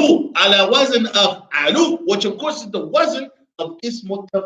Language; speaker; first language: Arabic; non-native, fluent; English